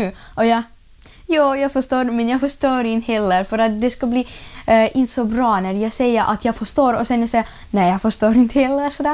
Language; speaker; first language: Swedish; non-native, learner; Russian